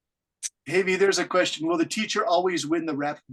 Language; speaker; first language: English; native; English